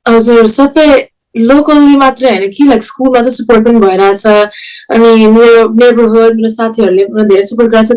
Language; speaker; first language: Nepali; early bilingual, heritage; Nepali